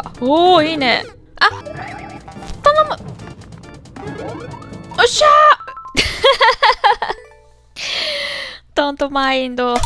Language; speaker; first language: Japanese; native; Japanese